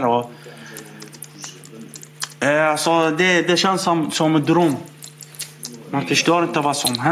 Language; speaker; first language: Swedish; non-native, learner; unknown